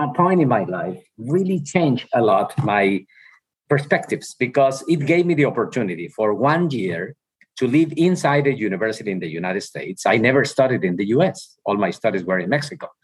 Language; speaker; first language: English; non-native, fluent; Spanish